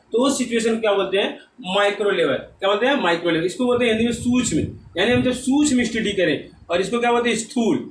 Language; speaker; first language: Hindi; native; Hindi